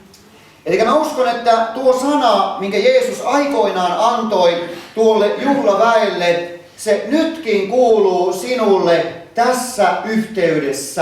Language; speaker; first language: Finnish; native; Finnish